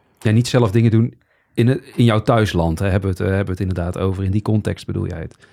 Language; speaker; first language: Dutch; native; Dutch